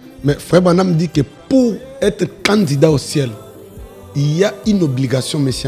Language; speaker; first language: French; non-native, local second language; Lingala